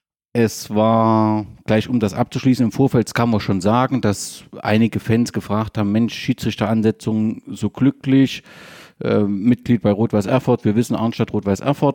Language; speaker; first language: German; native; German